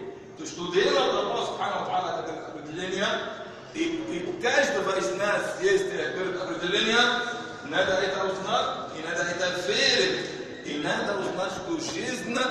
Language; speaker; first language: Russian; non-native, fluent; Arabic